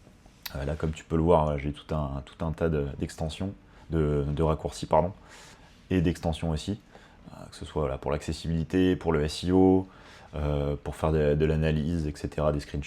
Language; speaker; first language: French; native; French